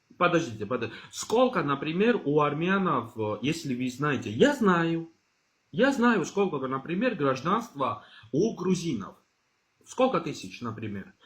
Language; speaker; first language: Russian; non-native, local second language; Georgian